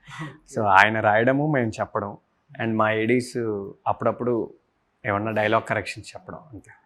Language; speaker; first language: Telugu; native; Telugu